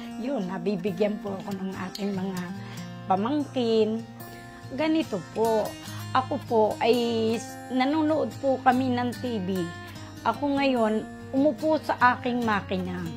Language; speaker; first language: Filipino; native; Filipino